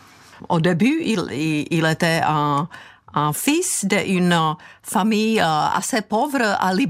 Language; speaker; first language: French; non-native, fluent; Czech